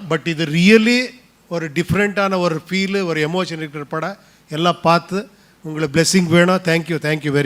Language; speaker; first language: Tamil; non-native, local second language; Kannada